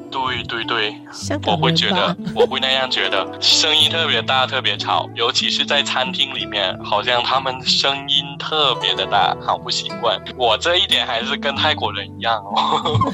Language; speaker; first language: Chinese; non-native, fluent; Thai